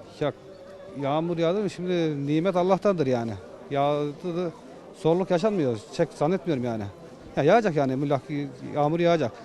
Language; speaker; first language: Turkish; native; Turkish